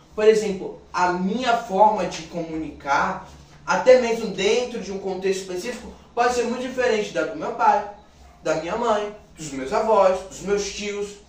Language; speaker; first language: Portuguese; native; Portuguese